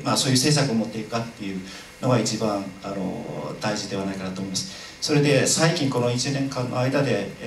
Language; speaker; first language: Japanese; non-native, fluent; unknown